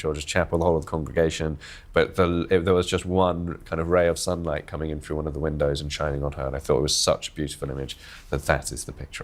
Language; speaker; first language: English; native; English